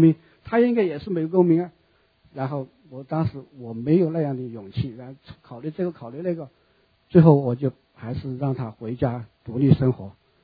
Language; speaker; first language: Chinese; native; Chinese